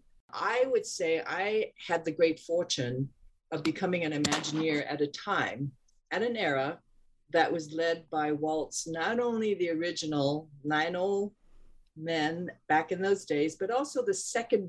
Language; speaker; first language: English; non-native, local second language; Cantonese